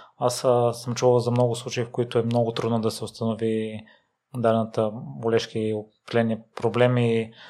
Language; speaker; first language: Bulgarian; native; Bulgarian